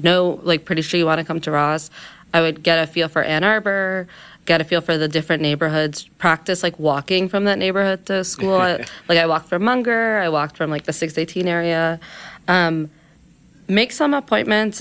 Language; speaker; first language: English; native; English